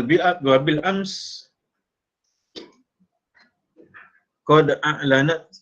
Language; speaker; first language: Arabic; non-native, fluent; Malay